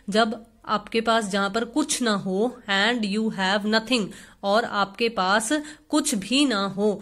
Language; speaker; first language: Hindi; native; Hindi